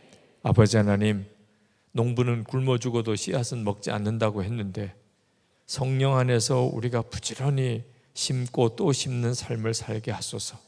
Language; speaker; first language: Korean; native; Korean